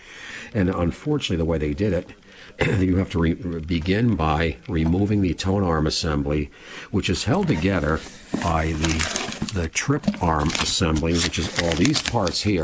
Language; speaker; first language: English; native; English